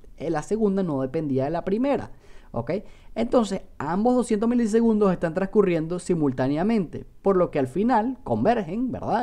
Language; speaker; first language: Spanish; native; Spanish